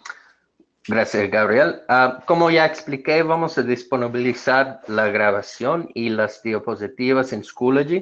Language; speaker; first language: Spanish; non-native, fluent; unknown